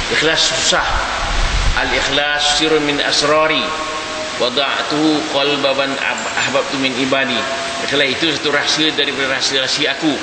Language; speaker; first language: Malay; native; Malay